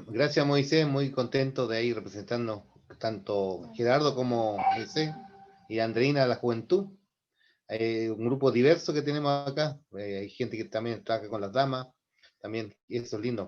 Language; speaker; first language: Spanish; native; Spanish